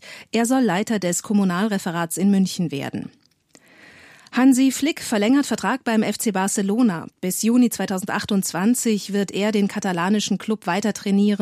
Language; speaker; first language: German; native; German